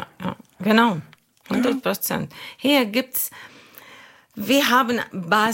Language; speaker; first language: German; non-native, local second language; Arabic